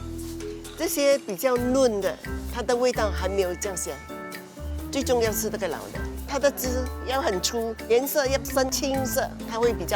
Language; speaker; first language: Chinese; non-native, local second language; Min Nan Chinese